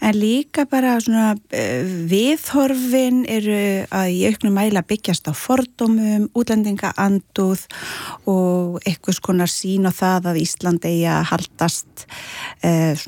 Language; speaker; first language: Icelandic; native; Icelandic